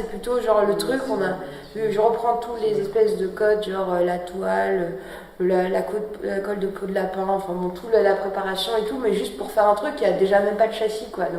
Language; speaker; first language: French; native; French